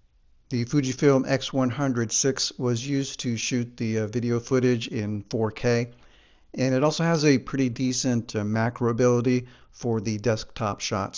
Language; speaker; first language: English; native; English